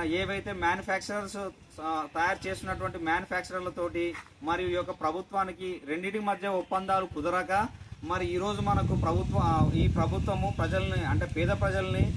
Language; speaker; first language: Telugu; native; Telugu